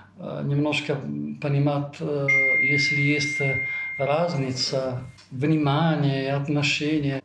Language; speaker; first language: Russian; non-native, fluent; Italian